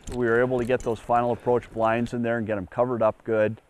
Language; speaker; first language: English; native; English